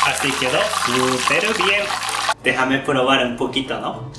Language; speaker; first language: Spanish; non-native, learner; Japanese